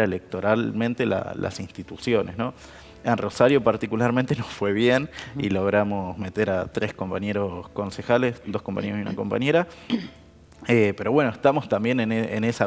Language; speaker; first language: Spanish; native; Spanish